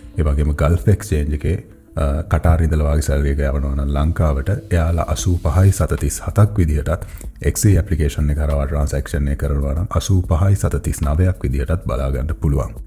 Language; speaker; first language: Sinhala; non-native, local second language; Tamil